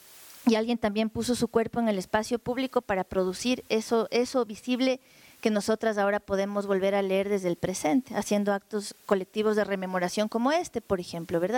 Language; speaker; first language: Spanish; native; Spanish